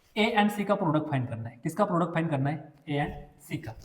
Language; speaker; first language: Hindi; non-native, local second language; Marathi